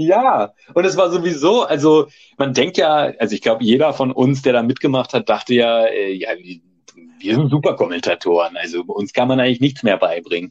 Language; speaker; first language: German; native; German